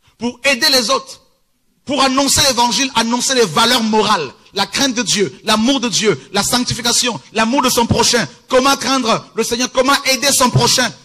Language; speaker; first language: French; early bilingual, other home language; Lingala